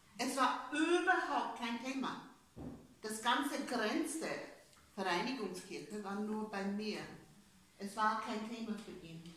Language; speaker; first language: German; non-native, fluent; English